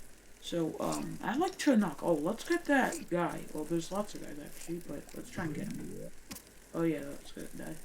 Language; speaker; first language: English; native; English